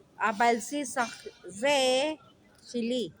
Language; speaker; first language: Hebrew; non-native, learner; Filipino